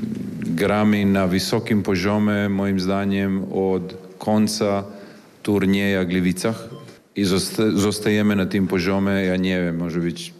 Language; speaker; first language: Polish; non-native, fluent; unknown